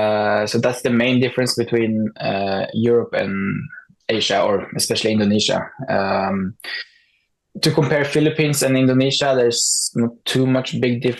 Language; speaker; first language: English; non-native, fluent; Norwegian